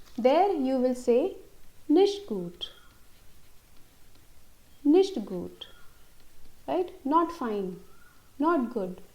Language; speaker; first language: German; non-native, fluent; Hindi